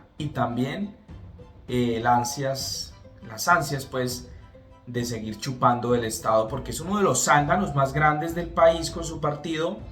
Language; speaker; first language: Spanish; native; Spanish